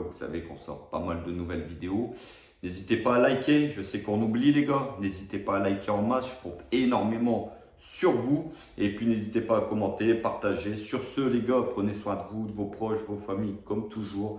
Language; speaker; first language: French; native; French